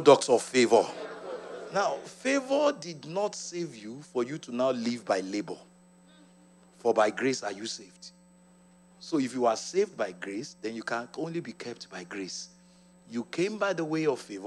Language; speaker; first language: English; non-native, local second language; Yoruba